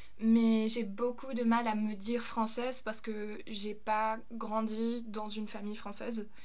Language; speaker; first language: French; early bilingual, other home language; German